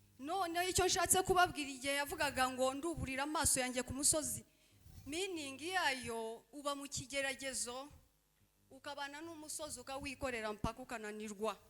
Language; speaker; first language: Kinyarwanda; early bilingual, heritage; Kinyarwanda